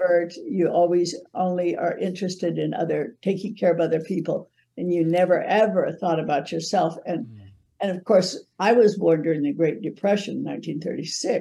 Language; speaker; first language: English; native; English